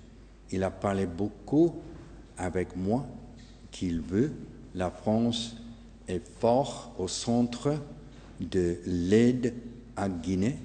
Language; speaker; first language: French; non-native, fluent; English